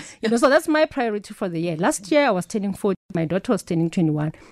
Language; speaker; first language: English; non-native, local second language; Northern Sotho